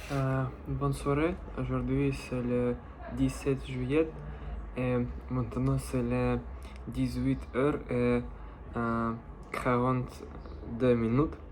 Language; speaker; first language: French; non-native, learner; Russian